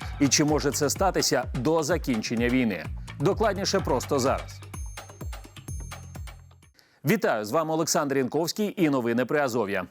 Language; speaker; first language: Ukrainian; native; Ukrainian